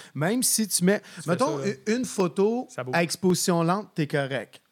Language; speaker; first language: French; native; French